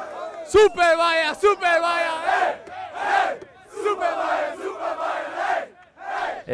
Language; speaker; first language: German; non-native, learner; Spanish